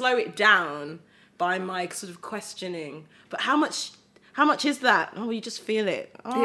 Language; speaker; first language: English; native; English